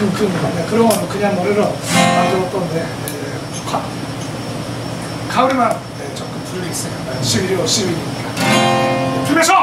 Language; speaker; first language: Korean; non-native, fluent; Japanese